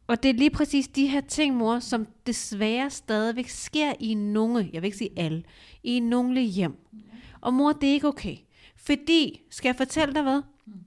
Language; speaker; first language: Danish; early bilingual, other home language; Urdu